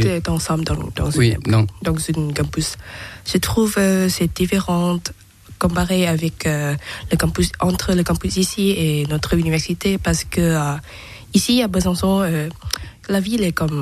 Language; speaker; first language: French; non-native, learner; Thai